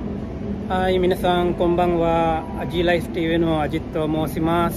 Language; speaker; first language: Japanese; non-native, learner; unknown